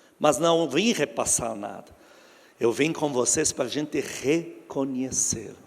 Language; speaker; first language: Portuguese; non-native, fluent; Arabic